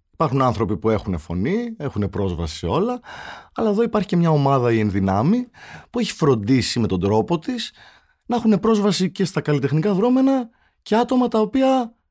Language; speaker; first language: Greek; native; Greek